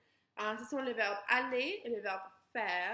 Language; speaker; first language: French; non-native, learner; English